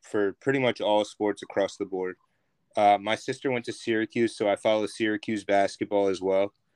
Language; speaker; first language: English; native; English